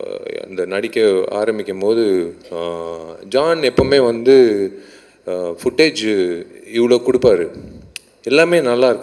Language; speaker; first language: Tamil; native; Tamil